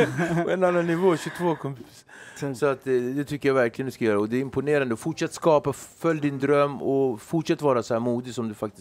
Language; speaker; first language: Swedish; native; Swedish